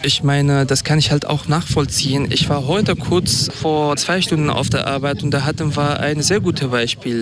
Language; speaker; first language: German; non-native, fluent; Kurdish